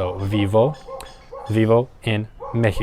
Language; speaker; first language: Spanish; non-native, learner; English